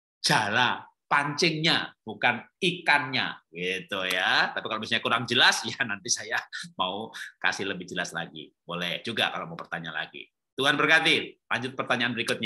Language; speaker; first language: Indonesian; native; Indonesian